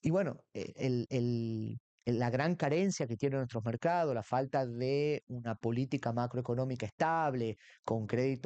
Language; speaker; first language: Spanish; native; Spanish